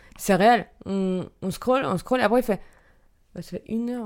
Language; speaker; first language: French; native; French